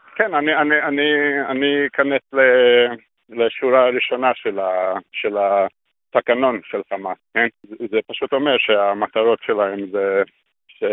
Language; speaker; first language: Hebrew; non-native, fluent; English